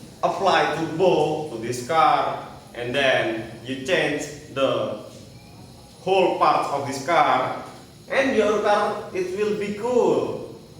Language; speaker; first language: English; non-native, learner; Indonesian